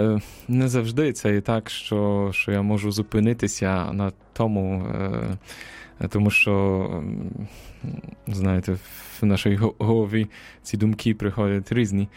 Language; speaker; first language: Ukrainian; non-native, fluent; Polish